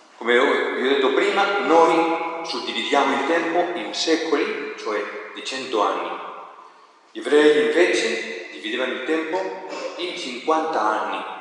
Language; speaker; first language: Italian; non-native, fluent; Spanish